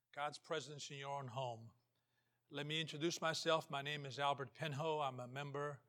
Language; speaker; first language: English; early bilingual, other home language; Portuguese